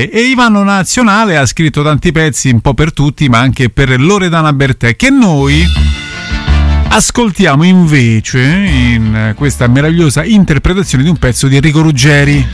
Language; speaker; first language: Italian; native; Italian